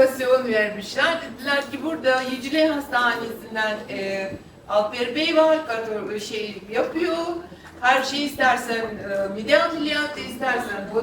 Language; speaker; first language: Turkish; non-native, fluent; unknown